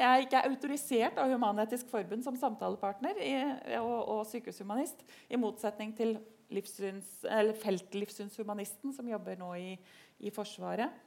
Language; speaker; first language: Norwegian; native; Norwegian